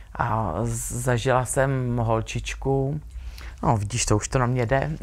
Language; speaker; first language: Czech; native; Czech